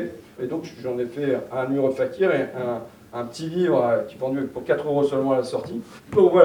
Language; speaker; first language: French; native; French